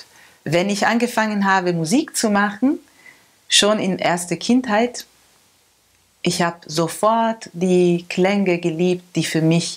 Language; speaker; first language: German; non-native, fluent; Italian